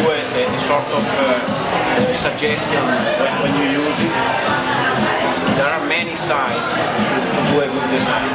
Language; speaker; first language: English; non-native, fluent; Italian